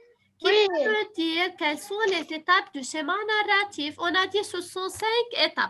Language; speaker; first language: French; non-native, fluent; Arabic